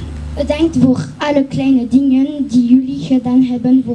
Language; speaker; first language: Dutch; non-native, local second language; French